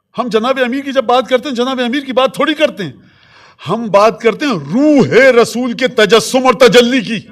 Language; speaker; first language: Urdu; native; Urdu